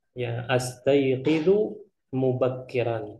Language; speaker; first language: Arabic; non-native, fluent; Indonesian